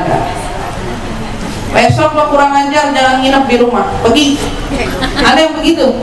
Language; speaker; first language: Indonesian; native; Indonesian